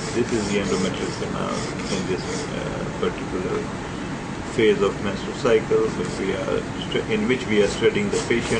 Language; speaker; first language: English; non-native, local second language; Punjabi